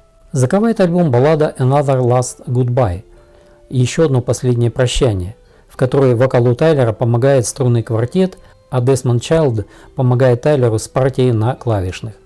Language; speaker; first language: Russian; native; Russian